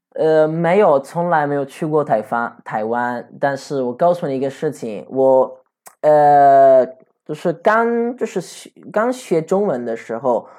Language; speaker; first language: Chinese; non-native, fluent; Italian